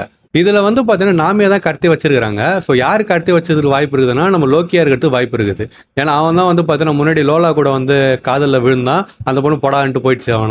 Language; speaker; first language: Tamil; native; Tamil